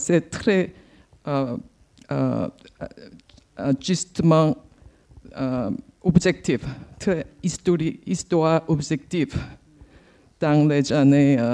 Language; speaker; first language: French; non-native, learner; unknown